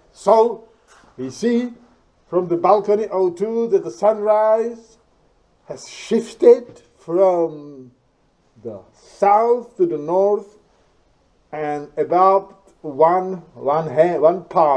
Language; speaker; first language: English; non-native, fluent; Czech